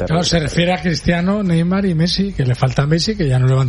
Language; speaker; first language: Spanish; native; Spanish